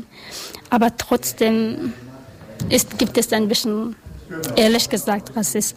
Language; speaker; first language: German; non-native, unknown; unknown